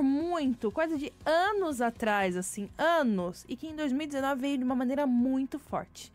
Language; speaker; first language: Portuguese; native; Portuguese